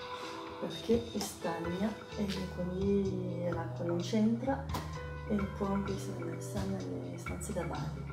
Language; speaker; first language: Italian; non-native, fluent; French